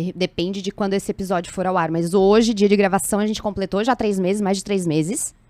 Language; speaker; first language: Portuguese; native; Portuguese